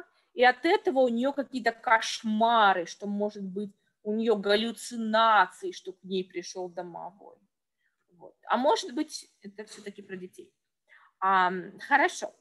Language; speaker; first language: Russian; native; Russian